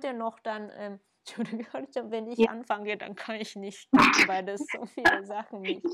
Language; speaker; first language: German; non-native, fluent; Japanese